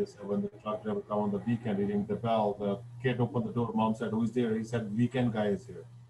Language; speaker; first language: English; non-native, fluent; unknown